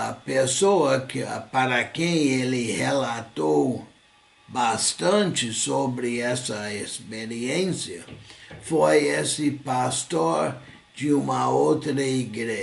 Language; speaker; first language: Portuguese; non-native, fluent; English